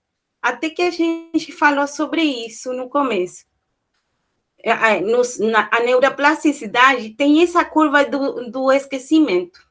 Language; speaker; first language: Portuguese; non-native, fluent; Spanish